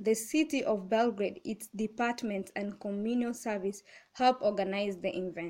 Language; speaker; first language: English; non-native, local second language; Kamba